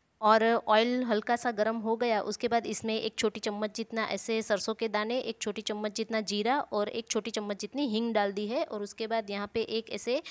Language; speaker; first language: Hindi; non-native, local second language; Gujarati